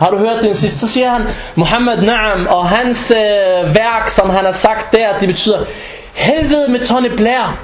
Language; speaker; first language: Danish; non-native, fluent; Arabic